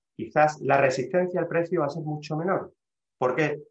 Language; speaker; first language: Spanish; native; Spanish